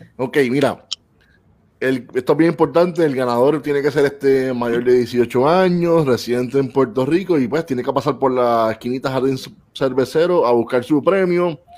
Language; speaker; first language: Spanish; native; Spanish